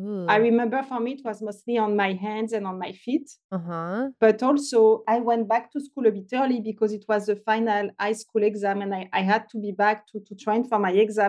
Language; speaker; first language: English; non-native, fluent; French